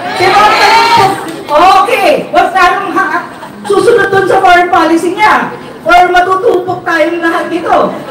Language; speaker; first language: Filipino; non-native, local second language; Waray